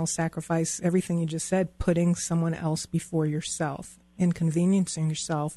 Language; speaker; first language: English; native; English